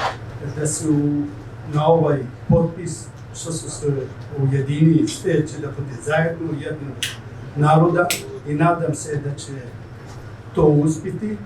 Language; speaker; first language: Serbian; non-native, fluent; Arabic